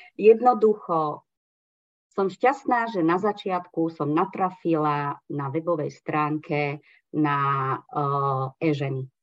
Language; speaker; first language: Slovak; non-native, local second language; Hungarian